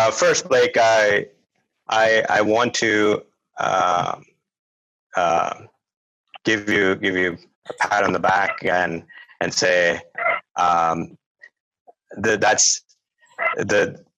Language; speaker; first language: English; non-native, local second language; Urdu